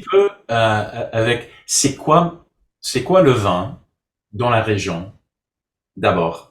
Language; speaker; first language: French; non-native, learner; English